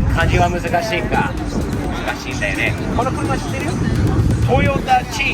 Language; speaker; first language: Japanese; non-native, fluent; English